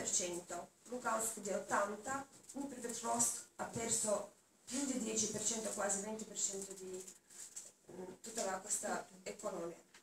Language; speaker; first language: Italian; non-native, learner; Russian